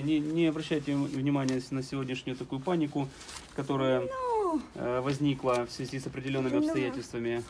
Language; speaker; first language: Russian; native; Russian